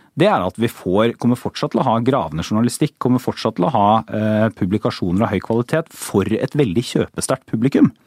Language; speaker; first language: Norwegian; native; Norwegian